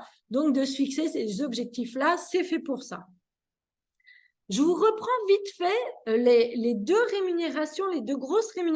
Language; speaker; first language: French; native; French